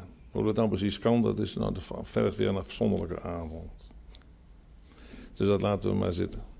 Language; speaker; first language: Dutch; native; Dutch